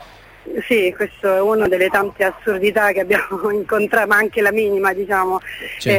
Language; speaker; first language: Italian; native; Italian